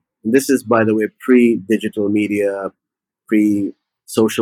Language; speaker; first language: English; non-native, local second language; Urdu